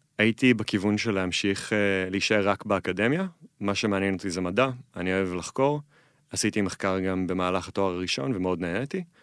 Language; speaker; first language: Hebrew; native; Hebrew